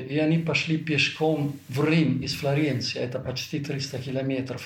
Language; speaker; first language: Russian; non-native, fluent; Italian